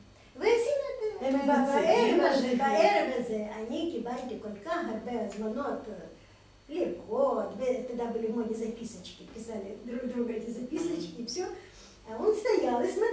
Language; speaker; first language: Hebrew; non-native, fluent; Russian